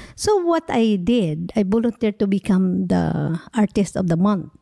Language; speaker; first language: English; non-native, local second language; Hiligaynon